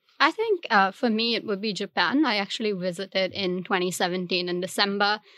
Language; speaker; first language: English; non-native, local second language; Hindi